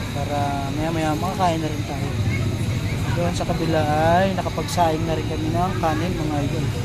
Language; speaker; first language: Filipino; native; Filipino